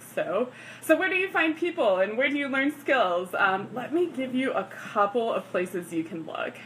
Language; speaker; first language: English; native; English